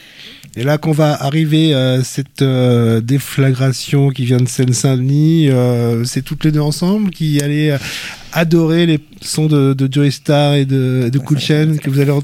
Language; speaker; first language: French; native; French